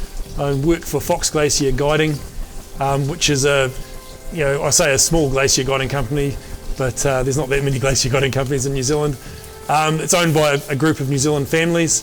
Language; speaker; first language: English; native; English